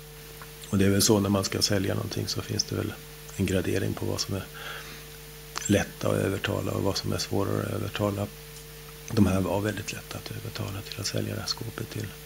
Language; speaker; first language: Swedish; native; Swedish